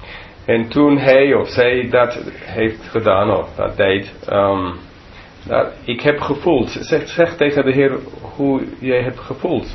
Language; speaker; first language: Dutch; non-native, fluent; English